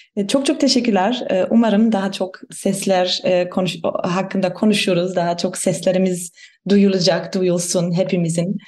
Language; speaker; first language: Turkish; non-native, fluent; German